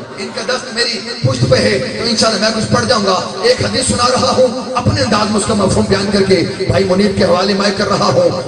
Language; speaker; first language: Urdu; non-native, local second language; Punjabi